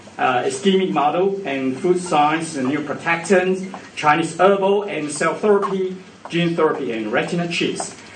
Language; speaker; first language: English; non-native, fluent; Chinese